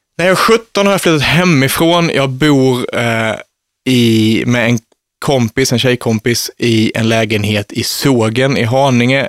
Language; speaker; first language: Swedish; native; Swedish